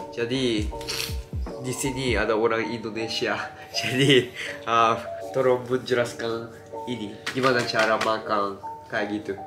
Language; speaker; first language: Indonesian; non-native, learner; Japanese